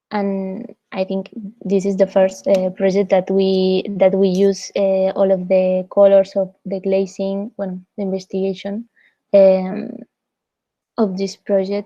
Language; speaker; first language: English; non-native, fluent; Spanish